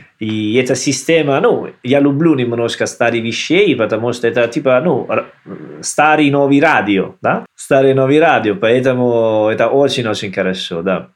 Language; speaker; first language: Russian; non-native, learner; Italian